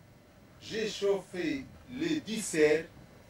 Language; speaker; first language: French; non-native, local second language; Arabic